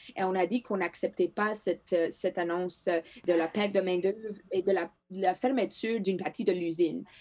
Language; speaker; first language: French; non-native, local second language; Greek